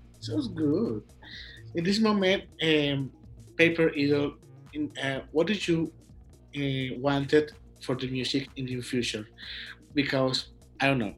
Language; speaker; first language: English; non-native, learner; Spanish